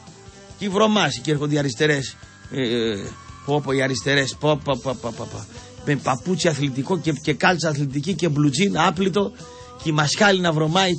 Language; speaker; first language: Greek; native; Greek